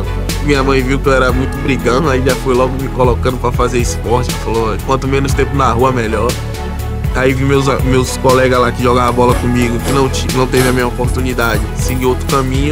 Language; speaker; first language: Portuguese; native; Portuguese